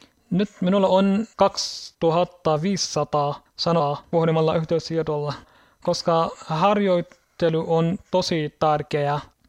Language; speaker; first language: Finnish; non-native, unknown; Arabic